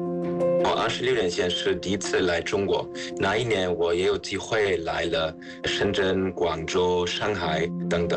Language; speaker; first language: Chinese; non-native, fluent; German